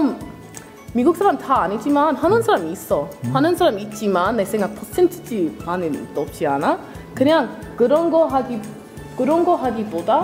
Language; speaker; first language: Korean; non-native, learner; English